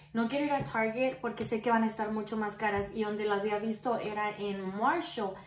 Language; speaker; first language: Spanish; early bilingual, heritage; Spanish